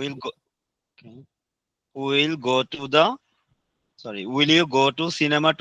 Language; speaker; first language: English; non-native, learner; Bangla